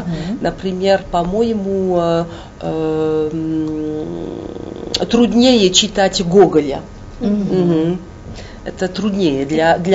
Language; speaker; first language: Russian; non-native, fluent; French